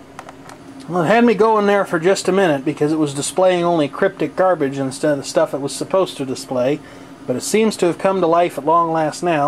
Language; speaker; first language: English; native; English